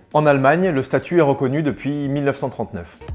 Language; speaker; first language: French; native; French